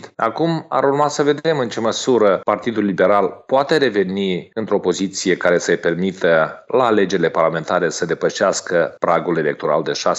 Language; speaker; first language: Romanian; native; Romanian